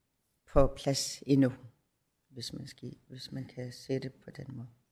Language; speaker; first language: Danish; non-native, local second language; Kalaallisut